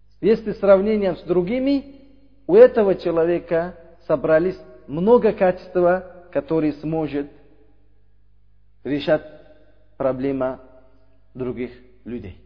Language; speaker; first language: Russian; non-native, learner; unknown